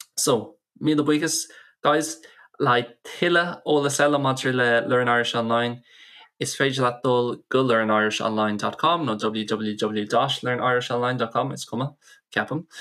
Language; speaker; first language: Irish; non-native, local second language; English